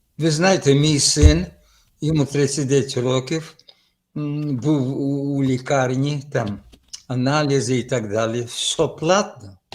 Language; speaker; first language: Ukrainian; native; Ukrainian